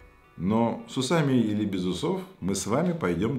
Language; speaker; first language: Russian; native; Russian